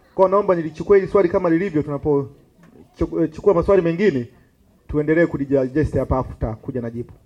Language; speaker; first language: Swahili; native; Swahili